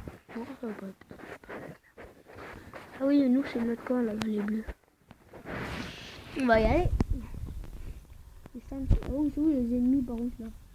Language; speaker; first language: French; native; French